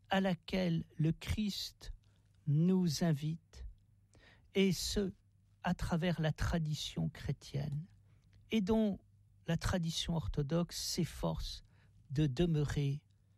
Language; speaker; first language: French; native; French